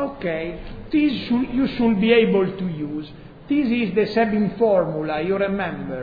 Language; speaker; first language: English; non-native, fluent; Italian